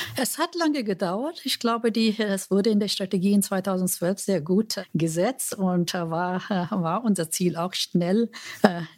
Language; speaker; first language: German; non-native, fluent; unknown